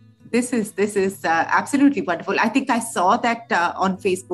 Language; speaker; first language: English; non-native, local second language; Hindi